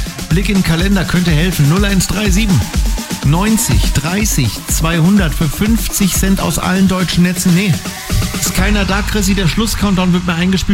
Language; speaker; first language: German; native; German